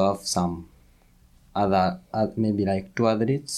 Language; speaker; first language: English; non-native, local second language; Kikuyu